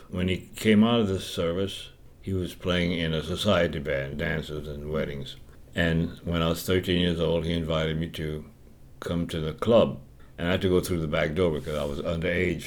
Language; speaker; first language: English; native; English